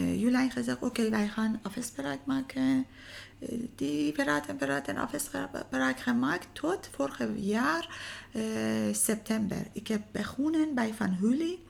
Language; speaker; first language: Dutch; non-native, learner; Persian